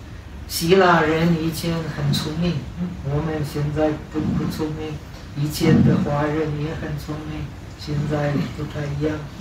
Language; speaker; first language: Chinese; non-native, fluent; Czech